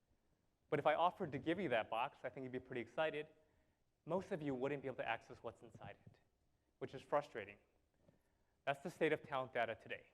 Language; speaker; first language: English; native; English